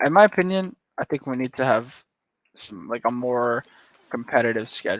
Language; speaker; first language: English; native; English